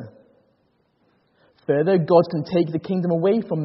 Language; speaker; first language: English; native; English